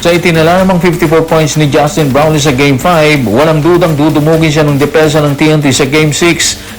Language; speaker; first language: Filipino; native; Filipino